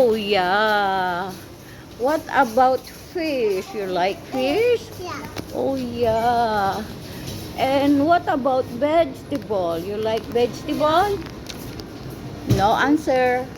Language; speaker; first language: English; non-native, local second language; Filipino